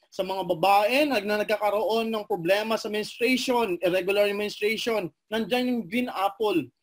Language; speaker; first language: Filipino; non-native, local second language; Cebuano